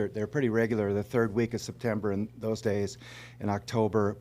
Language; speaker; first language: English; native; English